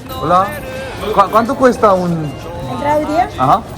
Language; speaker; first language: Spanish; non-native, learner; Korean